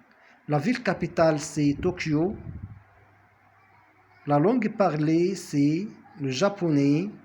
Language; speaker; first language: French; non-native, fluent; Arabic